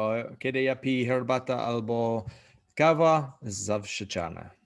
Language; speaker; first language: Polish; non-native, learner; English